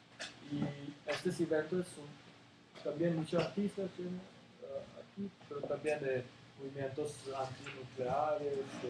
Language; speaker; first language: Spanish; non-native, learner; Serbian